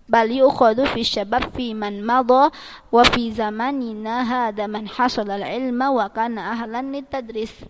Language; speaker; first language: Arabic; non-native, fluent; Malay